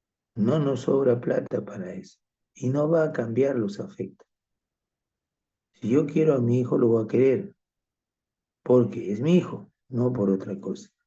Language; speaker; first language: Spanish; native; Spanish